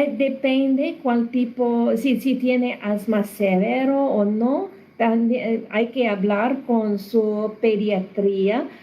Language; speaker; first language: Spanish; non-native, learner; English